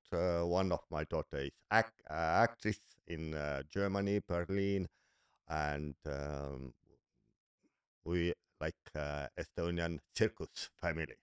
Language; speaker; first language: English; non-native, learner; Estonian